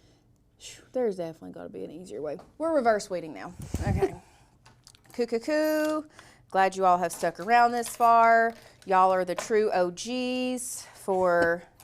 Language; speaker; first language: English; native; English